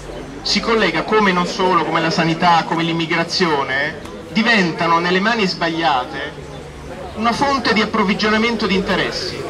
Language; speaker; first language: Italian; native; Italian